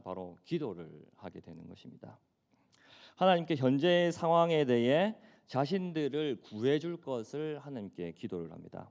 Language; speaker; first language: Korean; native; Korean